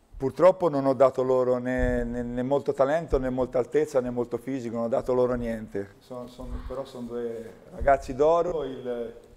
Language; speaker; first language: Italian; native; Italian